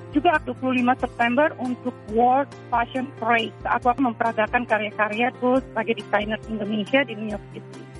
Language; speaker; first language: Indonesian; native; Indonesian